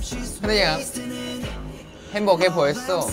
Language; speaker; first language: Korean; non-native, fluent; Thai